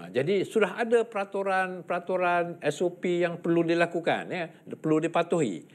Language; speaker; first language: Malay; native; Malay